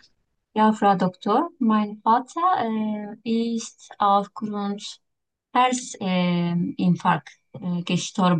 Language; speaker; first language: German; non-native, learner; Turkish